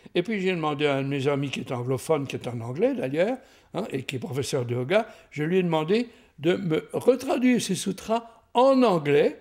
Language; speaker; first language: French; native; French